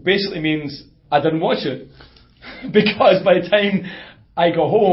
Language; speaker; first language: English; native; English